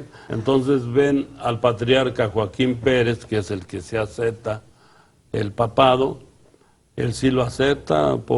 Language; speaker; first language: Spanish; native; Spanish